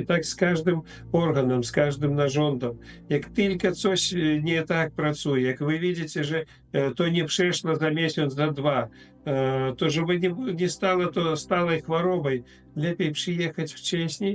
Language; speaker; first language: Polish; non-native, fluent; Russian